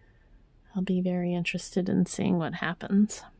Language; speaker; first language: English; native; English